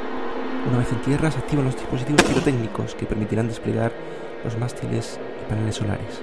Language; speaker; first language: Spanish; native; Spanish